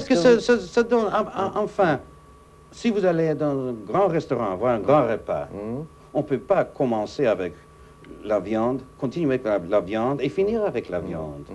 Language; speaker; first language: French; non-native, fluent; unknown